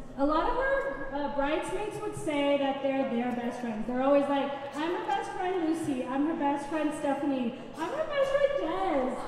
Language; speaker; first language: English; early bilingual, other home language; Spanish